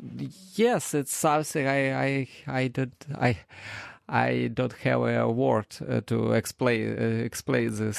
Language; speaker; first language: English; non-native, learner; Ukrainian